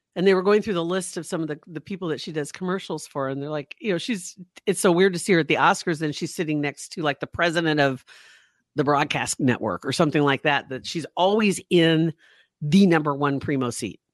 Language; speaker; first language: English; native; English